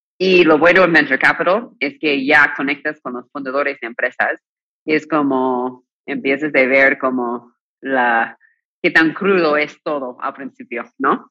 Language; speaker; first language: Spanish; non-native, fluent; English